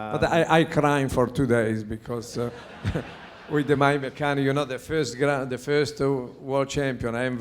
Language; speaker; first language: English; non-native, learner; Italian